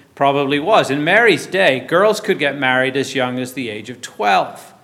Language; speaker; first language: English; native; English